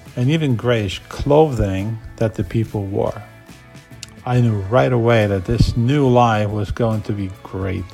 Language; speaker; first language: English; non-native, fluent; Polish